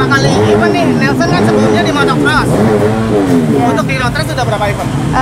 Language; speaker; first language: Indonesian; native; Indonesian